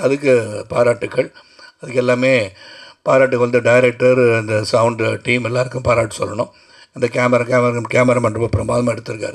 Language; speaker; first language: Tamil; native; Tamil